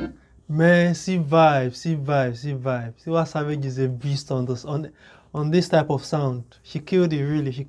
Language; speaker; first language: English; non-native, local second language; Yoruba